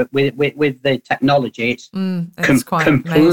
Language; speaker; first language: English; native; English